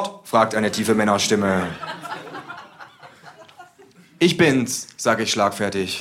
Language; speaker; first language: German; native; German